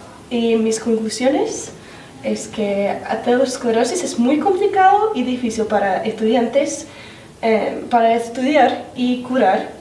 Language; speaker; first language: Spanish; non-native, fluent; English